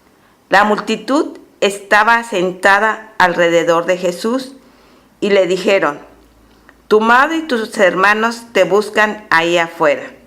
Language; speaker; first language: Spanish; native; Spanish